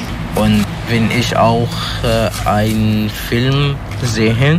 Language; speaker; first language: German; non-native, learner; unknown